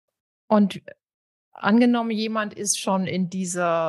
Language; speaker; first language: German; native; German